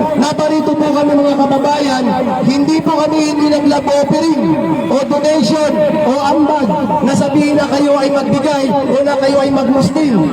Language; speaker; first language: Filipino; native; Filipino